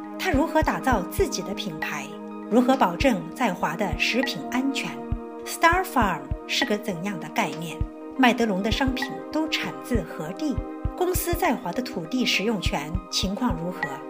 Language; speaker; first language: Chinese; native; Chinese